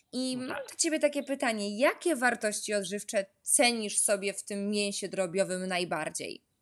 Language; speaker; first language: Polish; native; Polish